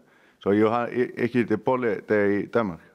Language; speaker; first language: Danish; non-native, learner; Icelandic